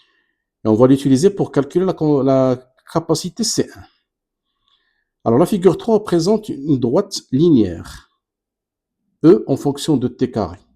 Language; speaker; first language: French; non-native, local second language; Arabic